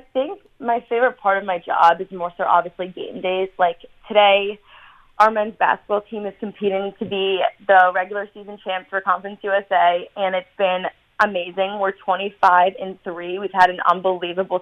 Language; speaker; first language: English; native; English